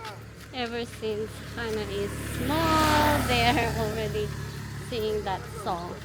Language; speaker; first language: English; non-native, local second language; Filipino